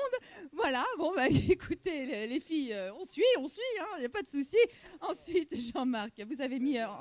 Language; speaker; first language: French; native; French